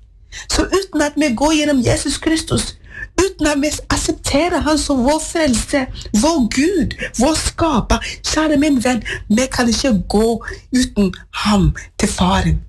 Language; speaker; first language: Norwegian; non-native, fluent; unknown